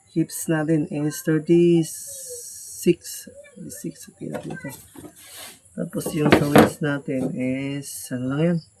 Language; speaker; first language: Filipino; non-native, local second language; Cebuano